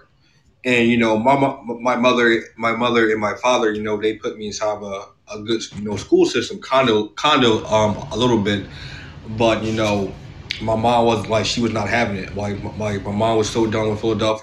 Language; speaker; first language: English; native; English